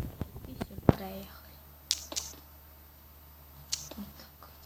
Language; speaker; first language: Russian; non-native, local second language; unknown